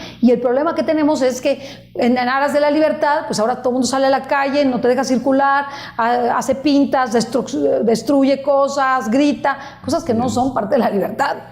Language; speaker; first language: Spanish; native; Spanish